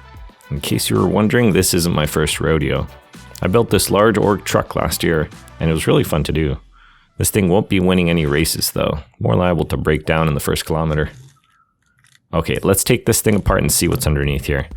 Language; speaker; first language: English; native; English